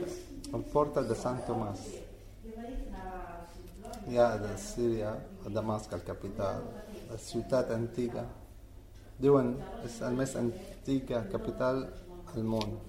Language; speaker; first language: Catalan; non-native, learner; Arabic